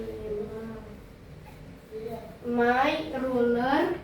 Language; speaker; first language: English; non-native, learner; Indonesian